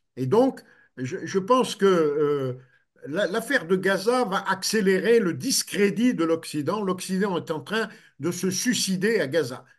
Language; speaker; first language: French; native; French